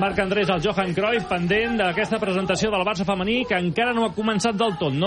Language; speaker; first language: Catalan; native; Catalan